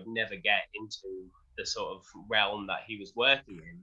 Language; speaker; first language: English; native; English